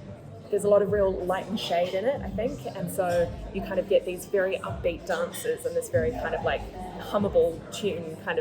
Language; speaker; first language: English; native; English